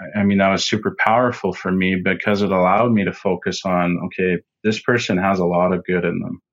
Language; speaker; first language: English; native; English